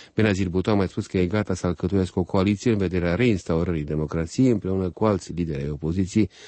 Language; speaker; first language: Romanian; native; Romanian